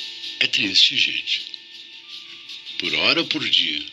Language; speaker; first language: Portuguese; native; Portuguese